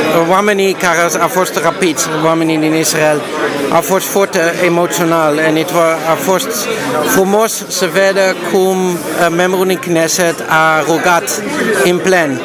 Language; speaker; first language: Romanian; non-native, learner; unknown